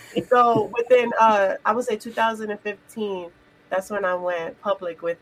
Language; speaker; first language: English; native; English